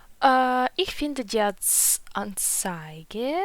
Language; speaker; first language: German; non-native, fluent; Ukrainian